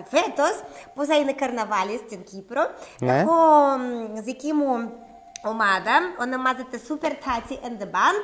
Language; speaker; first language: Greek; non-native, learner; Russian